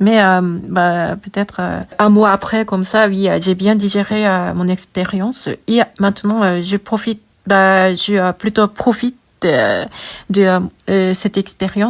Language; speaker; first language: French; non-native, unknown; Japanese